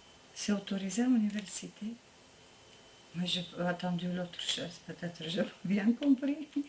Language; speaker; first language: French; non-native, learner; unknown